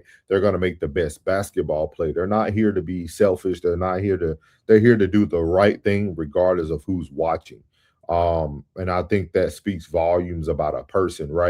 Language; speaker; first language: English; native; English